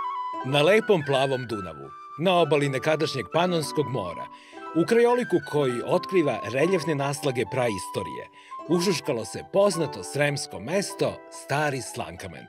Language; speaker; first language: Serbian; native; Serbian